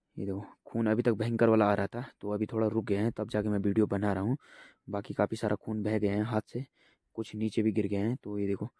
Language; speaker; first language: Hindi; native; Hindi